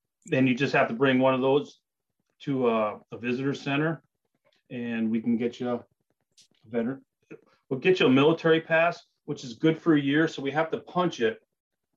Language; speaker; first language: English; native; English